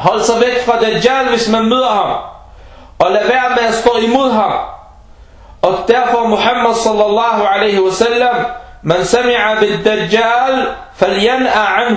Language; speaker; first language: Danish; early bilingual, other home language; Arabic